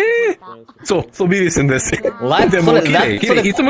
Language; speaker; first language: Japanese; non-native, learner; Spanish